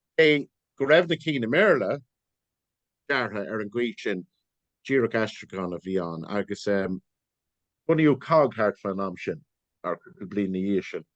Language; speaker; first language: Irish; non-native, local second language; English